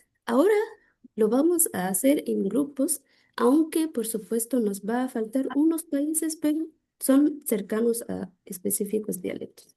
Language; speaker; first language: Spanish; non-native, fluent; Arabic